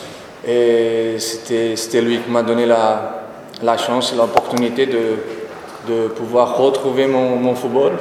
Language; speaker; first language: French; non-native, fluent; Portuguese